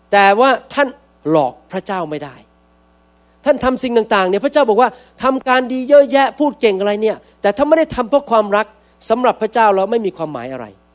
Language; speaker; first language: Thai; native; Thai